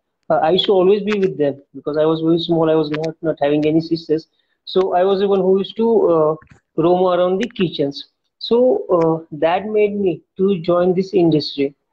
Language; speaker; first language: English; non-native, local second language; Marathi